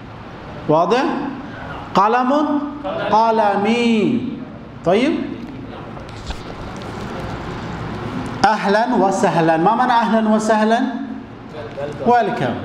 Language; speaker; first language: Arabic; non-native, fluent; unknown